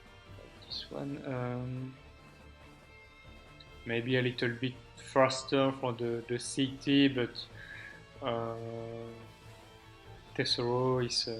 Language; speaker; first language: English; non-native, learner; French